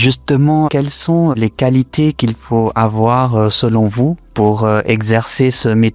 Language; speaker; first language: French; native; French